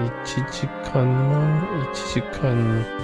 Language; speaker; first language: Japanese; non-native, learner; English